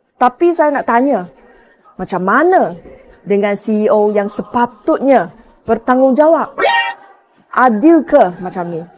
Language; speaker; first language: Malay; native; Malay